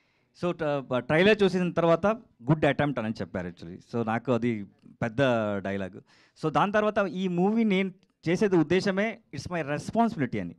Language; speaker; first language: Telugu; non-native, learner; Kannada